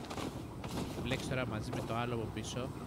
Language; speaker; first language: Greek; native; Greek